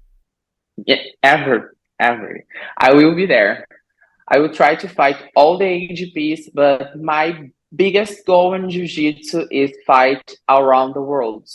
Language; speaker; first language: English; non-native, learner; Portuguese